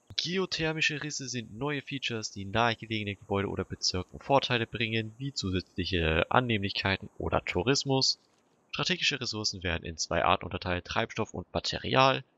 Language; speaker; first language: German; native; German